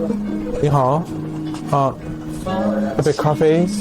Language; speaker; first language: Chinese; non-native, fluent; Korean